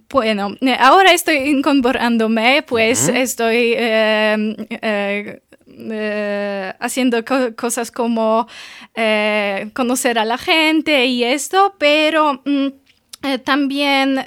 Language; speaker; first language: Spanish; non-native, fluent; Polish